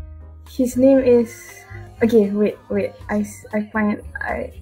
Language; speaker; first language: English; non-native, local second language; Malay